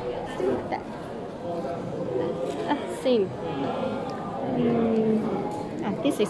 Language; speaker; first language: English; non-native, learner; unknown